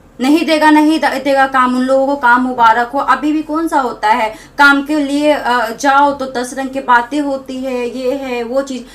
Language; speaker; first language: Hindi; native; Hindi